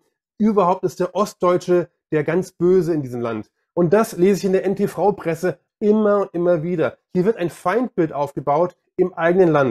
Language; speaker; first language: German; native; German